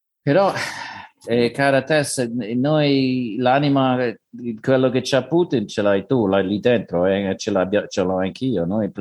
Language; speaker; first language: Italian; non-native, learner; English